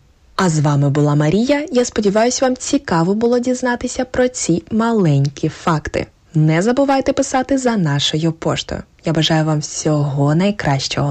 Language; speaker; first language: Ukrainian; native; Ukrainian